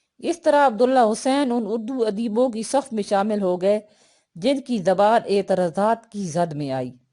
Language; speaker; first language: Urdu; native; Urdu